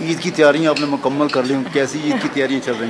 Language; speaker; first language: Urdu; native; Urdu